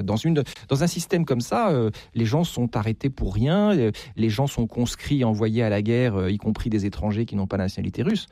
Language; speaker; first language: French; native; French